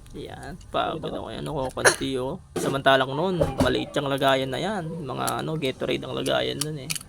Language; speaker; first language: Filipino; non-native, local second language; Iloko